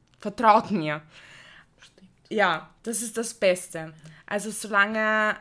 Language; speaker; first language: German; early bilingual, other home language; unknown